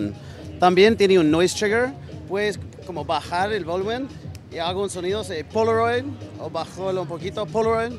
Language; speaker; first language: Spanish; early bilingual, heritage; English